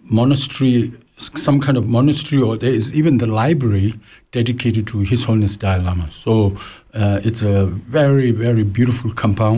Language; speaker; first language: English; non-native, local second language; Tibetan